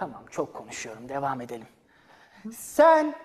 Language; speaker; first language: Turkish; non-native, fluent; Ukrainian